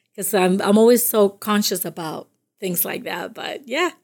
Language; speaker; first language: English; non-native, fluent; Spanish